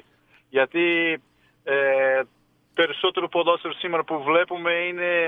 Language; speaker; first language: Greek; non-native, fluent; Portuguese